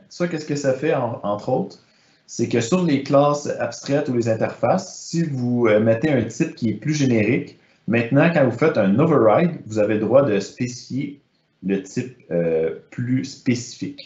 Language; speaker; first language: French; native; French